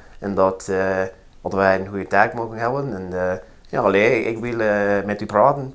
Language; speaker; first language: Dutch; non-native, fluent; English